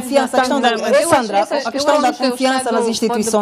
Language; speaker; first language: Portuguese; native; Portuguese